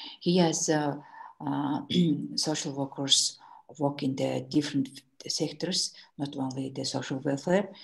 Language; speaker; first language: English; non-native, learner; Mongolian